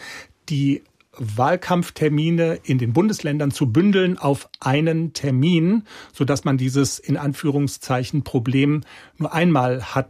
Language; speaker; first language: German; native; German